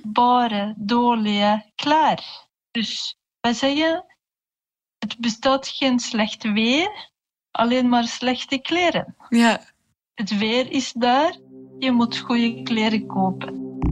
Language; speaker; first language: Dutch; non-native, fluent; Norwegian